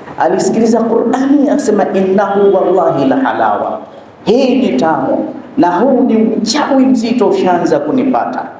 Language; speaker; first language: Swahili; native; Swahili